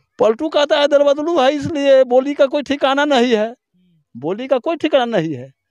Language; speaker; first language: Hindi; native; Hindi